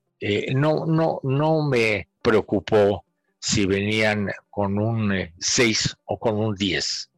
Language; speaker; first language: Spanish; native; Spanish